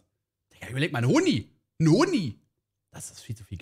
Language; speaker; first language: German; native; German